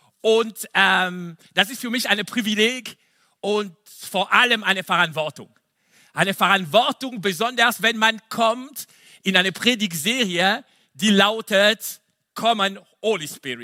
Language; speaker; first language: German; non-native, fluent; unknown